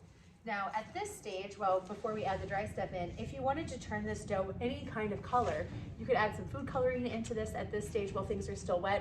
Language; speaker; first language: English; native; English